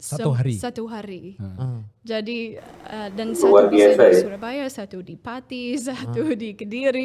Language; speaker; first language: Indonesian; non-native, fluent; English